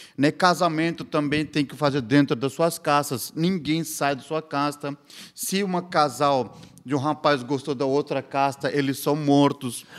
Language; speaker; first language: Portuguese; non-native, fluent; Hindi